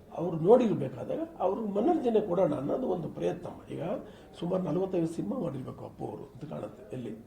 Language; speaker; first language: Kannada; native; Kannada